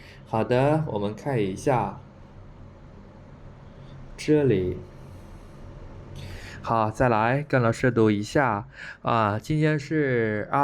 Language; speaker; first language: Chinese; non-native, fluent; Khmer